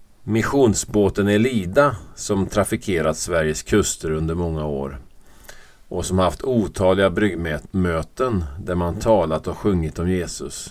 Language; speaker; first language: Swedish; native; Swedish